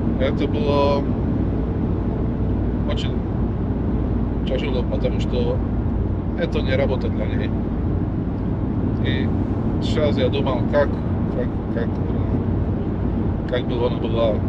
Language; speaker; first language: Russian; non-native, learner; Slovak